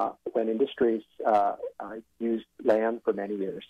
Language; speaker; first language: English; native; English